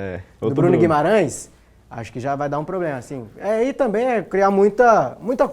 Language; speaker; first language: Portuguese; native; Portuguese